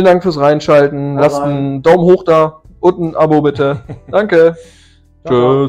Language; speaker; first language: German; native; German